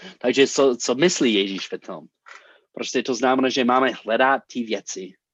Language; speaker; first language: Czech; non-native, fluent; English